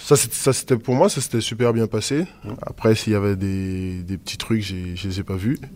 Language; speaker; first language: French; native; French